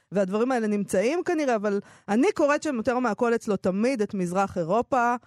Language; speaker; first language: Hebrew; native; Hebrew